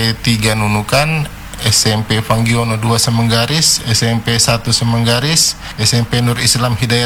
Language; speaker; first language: Indonesian; native; Indonesian